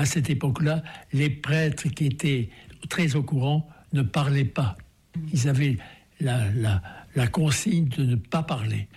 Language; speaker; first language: French; native; French